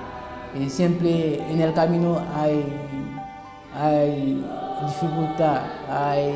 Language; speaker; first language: Spanish; non-native, learner; Haitian Creole